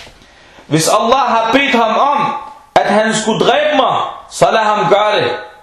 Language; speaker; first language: Danish; non-native, fluent; Arabic